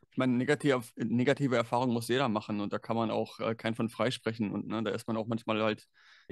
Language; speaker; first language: German; native; German